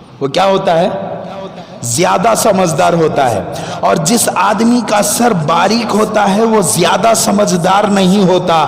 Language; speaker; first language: Urdu; native; Urdu